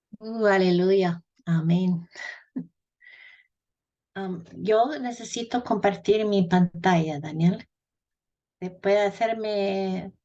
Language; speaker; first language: Spanish; non-native, fluent; English